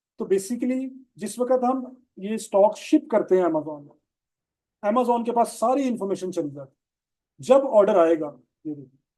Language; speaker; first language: Urdu; non-native, local second language; Punjabi